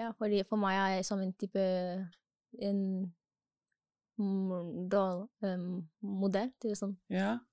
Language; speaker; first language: Norwegian; non-native, learner; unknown